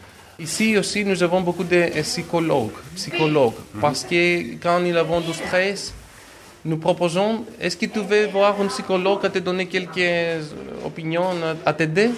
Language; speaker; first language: French; non-native, learner; Greek